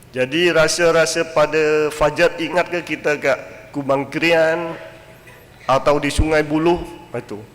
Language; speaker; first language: Malay; non-native, fluent; Western Cham